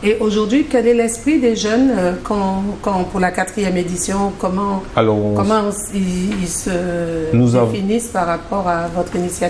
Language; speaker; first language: French; native; French